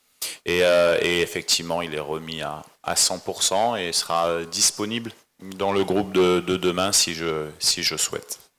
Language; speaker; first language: French; native; French